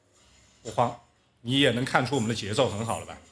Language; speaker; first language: Chinese; native; Chinese